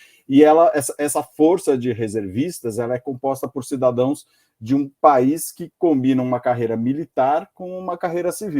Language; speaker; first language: Portuguese; native; Portuguese